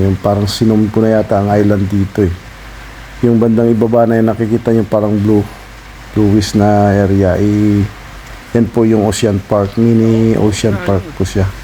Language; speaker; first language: Filipino; non-native, local second language; Kinaray-a